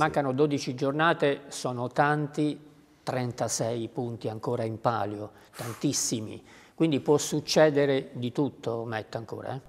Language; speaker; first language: Italian; native; Italian